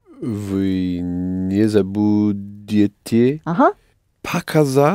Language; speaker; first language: Russian; non-native, learner; English